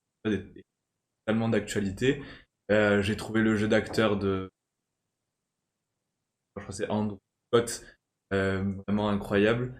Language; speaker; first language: French; native; French